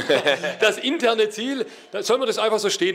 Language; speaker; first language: German; native; German